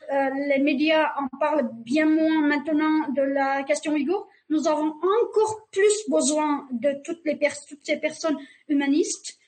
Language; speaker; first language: French; non-native, fluent; Uyghur